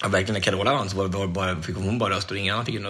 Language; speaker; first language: Swedish; native; Swedish